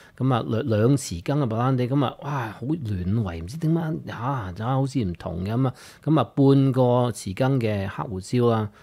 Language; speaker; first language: Cantonese; native; Cantonese